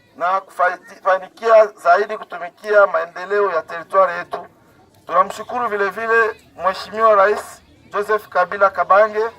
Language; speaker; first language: Swahili; non-native, local second language; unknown